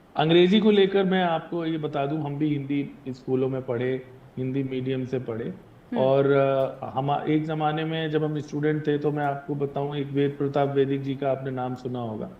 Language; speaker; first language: Hindi; native; Hindi